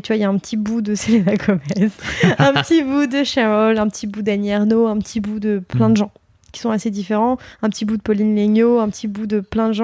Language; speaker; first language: French; native; French